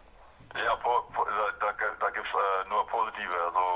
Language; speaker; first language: German; non-native, fluent; Afrikaans